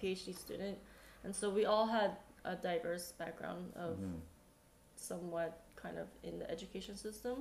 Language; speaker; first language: English; native; English